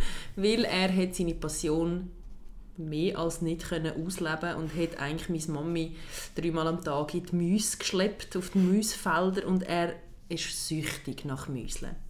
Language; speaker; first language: German; native; German